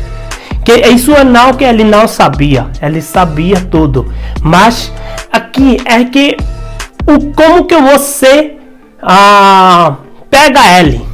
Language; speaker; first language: Portuguese; non-native, learner; Hindi